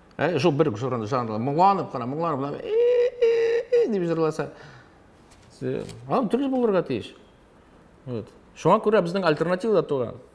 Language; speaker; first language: Tatar; non-native, local second language; Russian